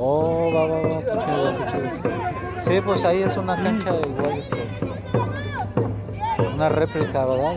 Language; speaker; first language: Spanish; native; Spanish